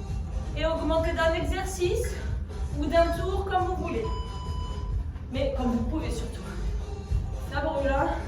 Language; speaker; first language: French; native; French